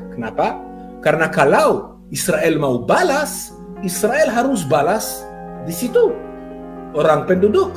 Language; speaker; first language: Indonesian; non-native, fluent; Hebrew